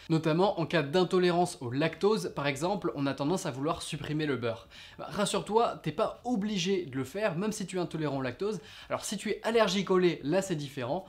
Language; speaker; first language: French; native; French